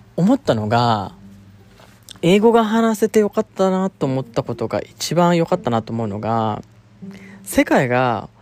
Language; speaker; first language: Japanese; early bilingual, other home language; Filipino